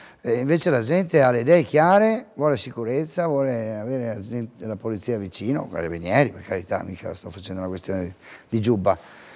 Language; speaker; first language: Italian; native; Italian